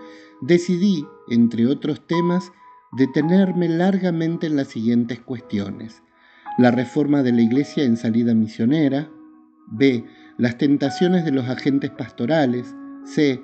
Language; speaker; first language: Spanish; native; Spanish